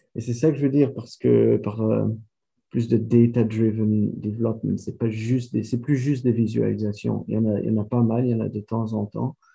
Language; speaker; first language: French; native; French